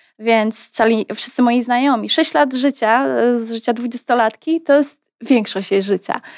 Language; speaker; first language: Polish; native; Polish